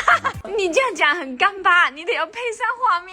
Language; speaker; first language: Chinese; native; Chinese